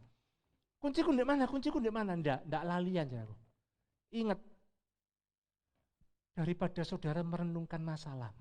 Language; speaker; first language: Indonesian; native; Indonesian